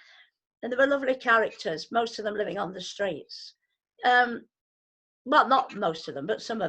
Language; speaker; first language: English; native; English